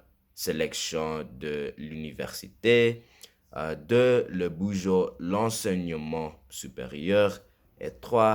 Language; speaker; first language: French; non-native, learner; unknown